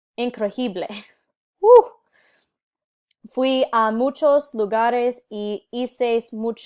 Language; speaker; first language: Spanish; non-native, learner; English